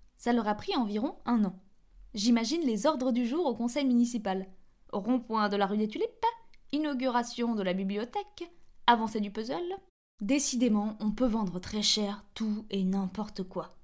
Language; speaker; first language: French; native; French